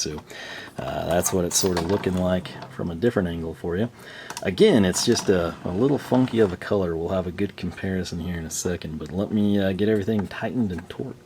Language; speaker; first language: English; native; English